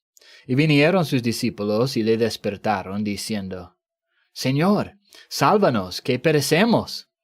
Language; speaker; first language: Spanish; non-native, fluent; English